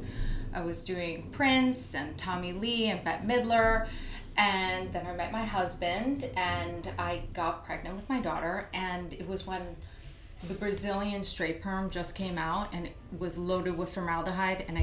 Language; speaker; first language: English; native; English